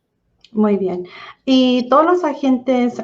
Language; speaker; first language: Spanish; early bilingual, heritage; Spanish